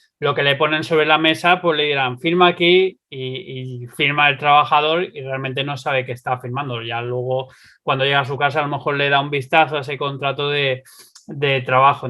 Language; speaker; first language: Spanish; native; Spanish